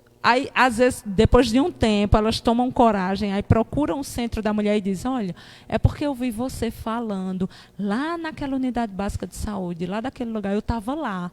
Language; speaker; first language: Portuguese; native; Portuguese